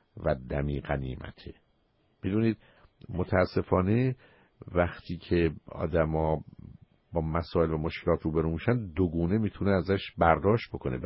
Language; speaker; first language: Persian; native; Persian